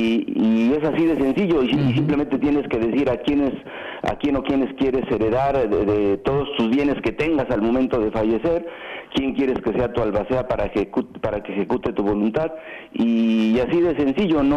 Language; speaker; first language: Spanish; native; Spanish